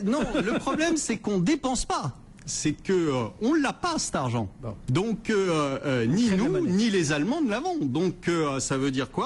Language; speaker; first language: French; native; French